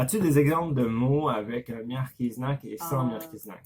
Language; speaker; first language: French; native; French